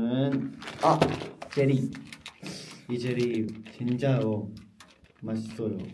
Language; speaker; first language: Korean; non-native, learner; Chinese